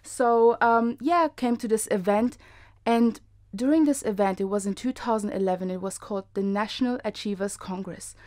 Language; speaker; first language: English; non-native, fluent; German